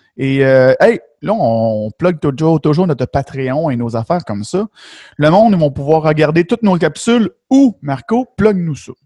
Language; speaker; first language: French; native; French